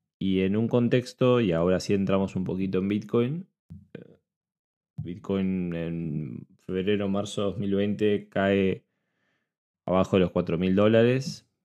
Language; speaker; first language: Spanish; native; Spanish